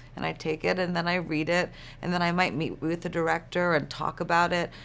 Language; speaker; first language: English; native; English